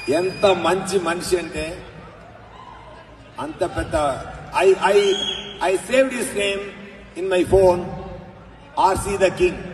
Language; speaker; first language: Telugu; non-native, fluent; Tamil